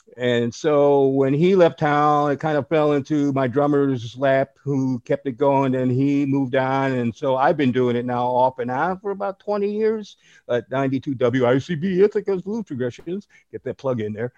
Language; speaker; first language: English; native; English